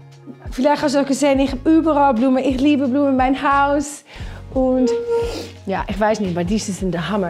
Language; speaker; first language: German; non-native, fluent; Dutch